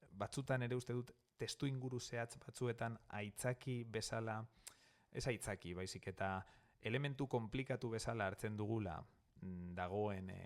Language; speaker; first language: Basque; non-native, local second language; Spanish